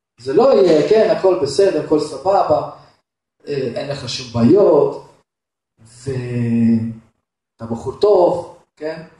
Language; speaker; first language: Hebrew; non-native, fluent; Russian